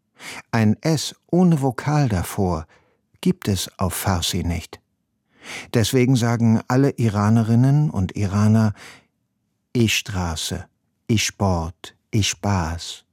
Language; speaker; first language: German; non-native, fluent; Persian